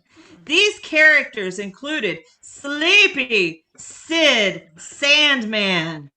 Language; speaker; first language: English; native; English